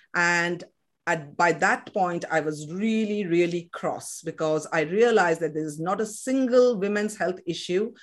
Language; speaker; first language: English; non-native, local second language; Kannada